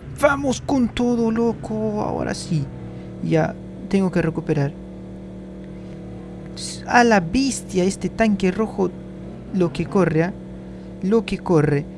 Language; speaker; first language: Spanish; native; Spanish